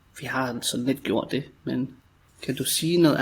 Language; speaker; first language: Danish; native; Danish